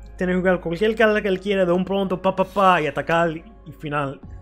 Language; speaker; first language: Spanish; non-native, learner; English